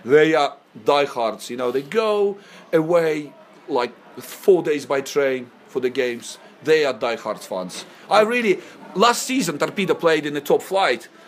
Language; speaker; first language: English; non-native, fluent; Russian